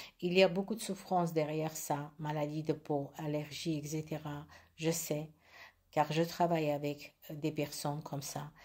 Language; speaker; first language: French; non-native, learner; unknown